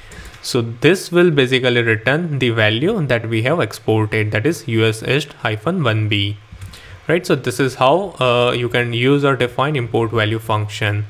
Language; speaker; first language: English; non-native, local second language; Hindi